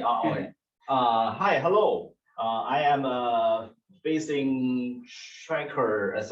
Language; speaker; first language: English; non-native, learner; Chinese